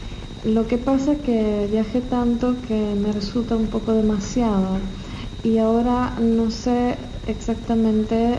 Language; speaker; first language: Spanish; non-native, fluent; Czech